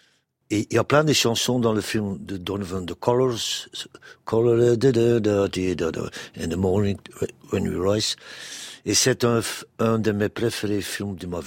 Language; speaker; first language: French; non-native, local second language; Dutch